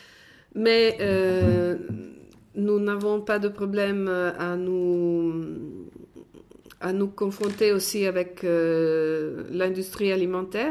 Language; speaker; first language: French; non-native, fluent; Italian